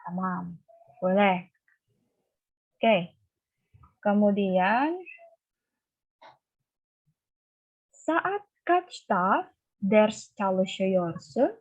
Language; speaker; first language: Turkish; non-native, fluent; Indonesian